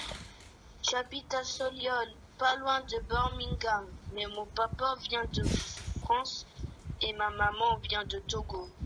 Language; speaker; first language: French; early bilingual, heritage; French